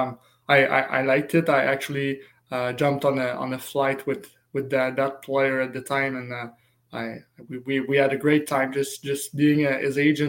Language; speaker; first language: English; non-native, fluent; French